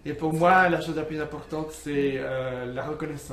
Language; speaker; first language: French; native; French